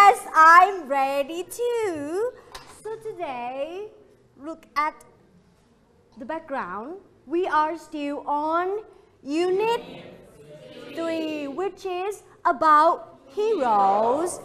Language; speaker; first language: English; non-native, fluent; Thai